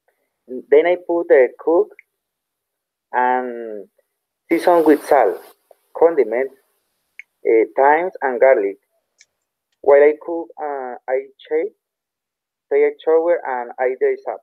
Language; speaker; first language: English; non-native, learner; Spanish